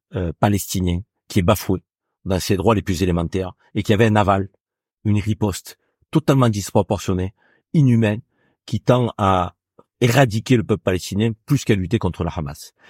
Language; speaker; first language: French; native; French